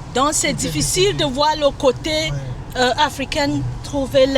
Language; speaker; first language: French; non-native, fluent; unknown